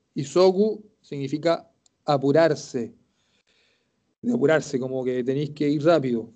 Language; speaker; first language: Spanish; native; Spanish